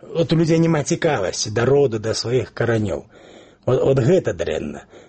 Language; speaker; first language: Belarusian; native; Belarusian